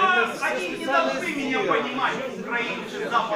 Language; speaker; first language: Ukrainian; non-native, local second language; Russian